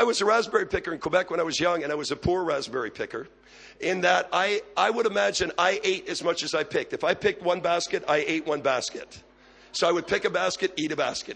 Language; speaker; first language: English; native; English